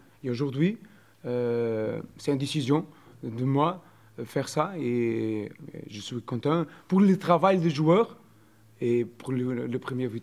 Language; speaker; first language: French; non-native, learner; Portuguese